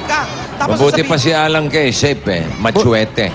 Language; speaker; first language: Filipino; native; Filipino